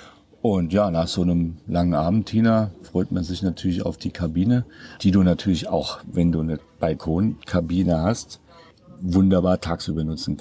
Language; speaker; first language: German; native; German